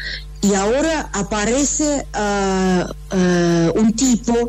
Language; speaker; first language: Spanish; non-native, fluent; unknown